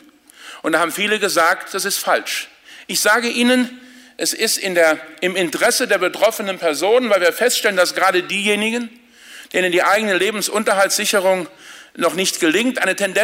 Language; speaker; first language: German; native; German